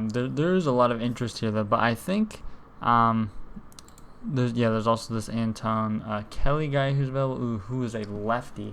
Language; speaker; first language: English; native; English